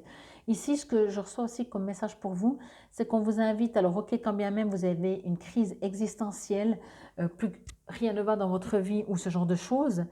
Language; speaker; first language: French; native; French